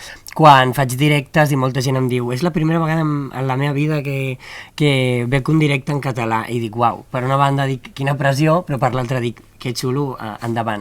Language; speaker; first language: Catalan; native; Catalan